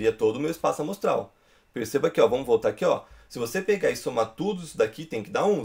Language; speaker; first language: Portuguese; native; Portuguese